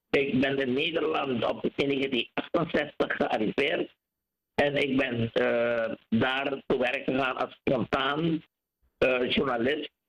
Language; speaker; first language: Dutch; native; Dutch